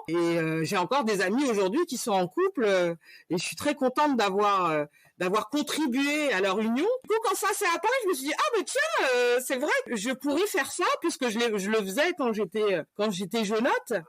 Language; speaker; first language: French; native; French